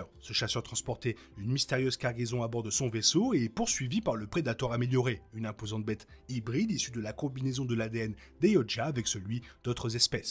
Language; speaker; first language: French; native; French